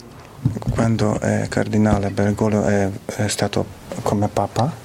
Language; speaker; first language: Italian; non-native, fluent; Ukrainian